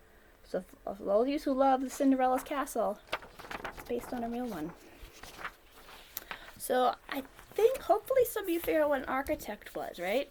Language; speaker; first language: English; native; English